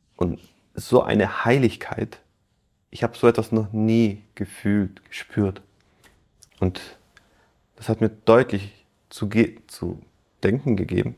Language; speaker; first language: German; native; German